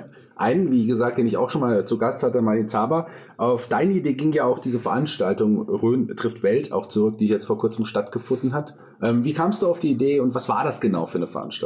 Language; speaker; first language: German; native; German